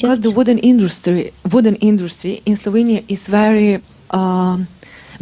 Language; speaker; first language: English; non-native, learner; Slovenian